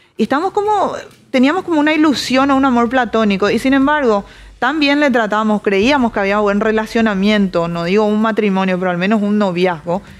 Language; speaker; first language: Spanish; native; Spanish